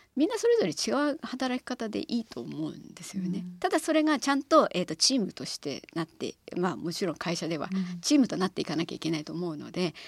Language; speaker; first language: Japanese; native; Japanese